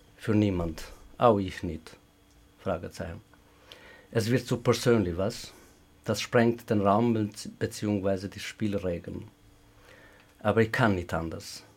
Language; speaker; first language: German; non-native, fluent; Albanian